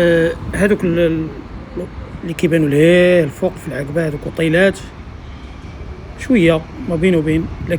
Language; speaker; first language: Arabic; native; Arabic